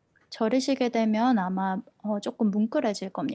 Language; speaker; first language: Korean; native; Korean